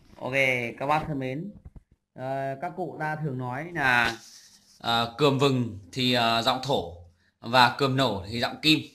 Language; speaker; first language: Vietnamese; native; Vietnamese